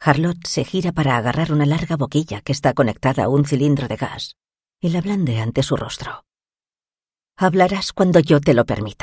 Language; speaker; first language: Spanish; native; Spanish